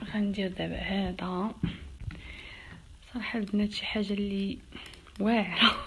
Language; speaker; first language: Arabic; native; Arabic